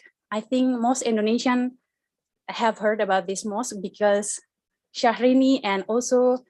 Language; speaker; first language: English; non-native, fluent; Indonesian